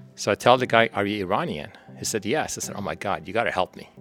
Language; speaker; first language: English; non-native, fluent; Persian